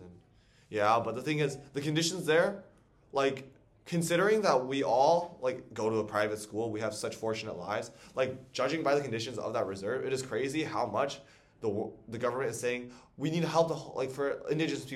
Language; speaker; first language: English; native; English